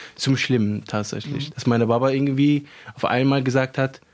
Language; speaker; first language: German; non-native, fluent; Arabic